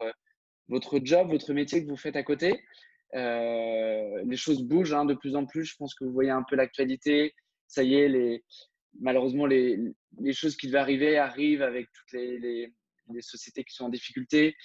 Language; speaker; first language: French; native; French